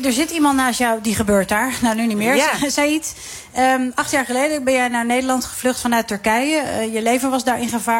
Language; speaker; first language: Dutch; native; Dutch